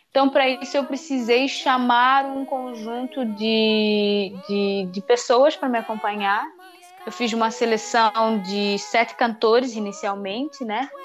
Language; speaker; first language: Portuguese; native; Portuguese